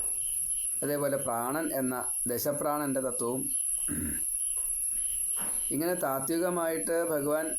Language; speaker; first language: Malayalam; native; Malayalam